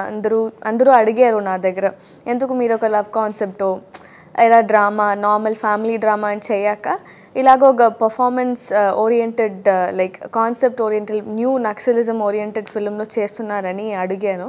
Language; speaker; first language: Telugu; non-native, learner; Tamil